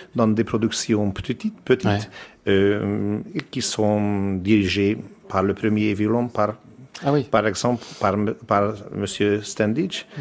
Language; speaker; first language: French; non-native, learner; Hungarian